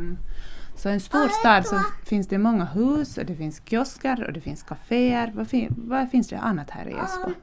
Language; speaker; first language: Swedish; native; Swedish